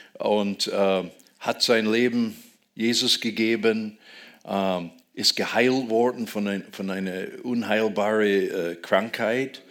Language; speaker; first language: German; non-native, fluent; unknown